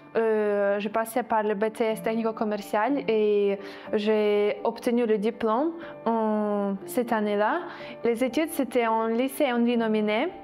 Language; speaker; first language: French; non-native, fluent; Ukrainian